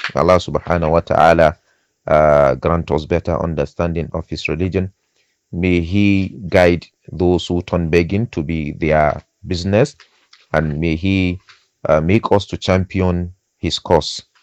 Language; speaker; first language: English; non-native, local second language; Hausa